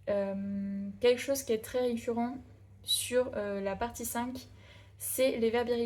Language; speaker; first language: French; native; French